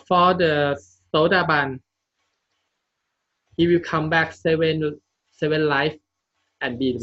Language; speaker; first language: English; non-native, learner; Thai